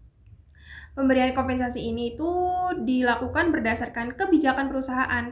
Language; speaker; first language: Indonesian; native; Indonesian